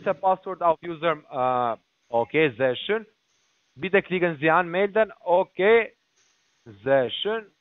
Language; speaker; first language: German; non-native, learner; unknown